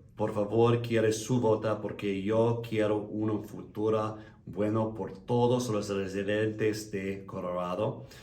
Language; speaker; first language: Spanish; non-native, learner; English